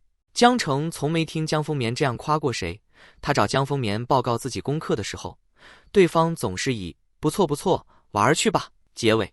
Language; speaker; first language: Chinese; native; Chinese